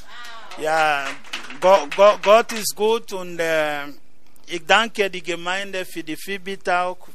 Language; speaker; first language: German; non-native, learner; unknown